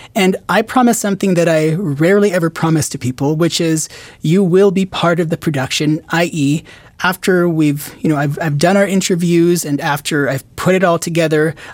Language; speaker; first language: English; non-native, local second language; Filipino